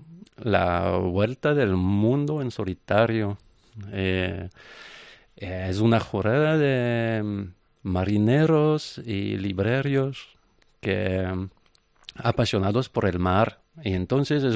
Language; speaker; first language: Spanish; non-native, fluent; French